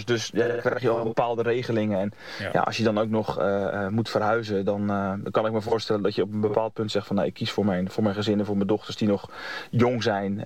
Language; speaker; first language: Dutch; native; Dutch